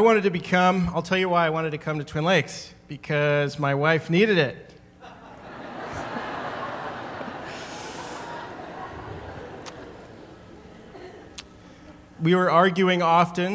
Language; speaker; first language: English; native; English